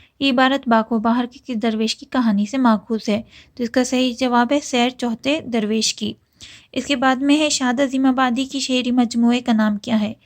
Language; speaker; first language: Urdu; native; Urdu